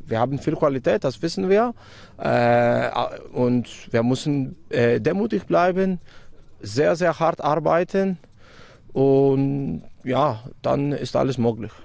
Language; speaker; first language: German; non-native, fluent; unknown